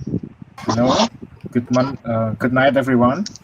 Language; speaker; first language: English; non-native, fluent; Indonesian